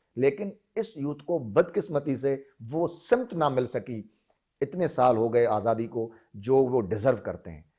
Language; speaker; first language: Urdu; non-native, local second language; Sindhi